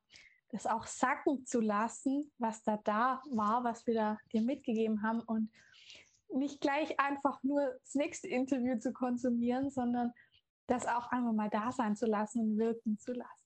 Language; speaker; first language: German; native; German